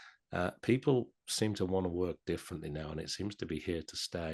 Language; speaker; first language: English; native; English